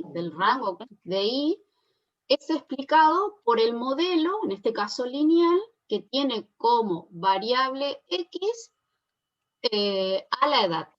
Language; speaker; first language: Spanish; native; Spanish